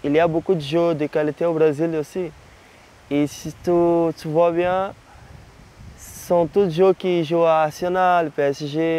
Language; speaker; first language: French; non-native, learner; Portuguese